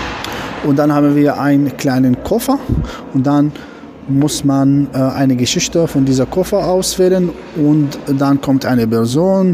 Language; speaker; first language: German; non-native, fluent; Arabic